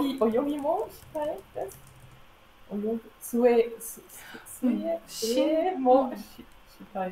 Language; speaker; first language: Japanese; non-native, learner; German